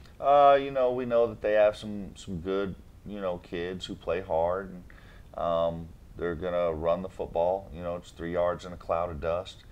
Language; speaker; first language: English; native; English